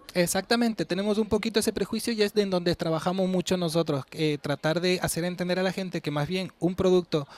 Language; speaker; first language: Spanish; native; Spanish